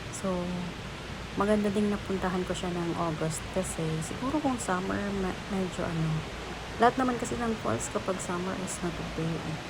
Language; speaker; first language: Filipino; non-native, local second language; Bikol